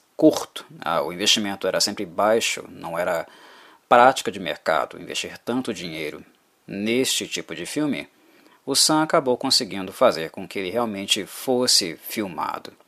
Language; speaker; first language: Portuguese; native; Portuguese